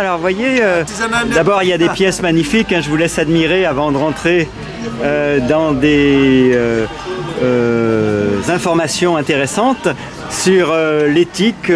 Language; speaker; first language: French; native; French